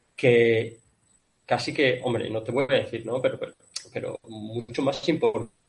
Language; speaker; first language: Spanish; native; Spanish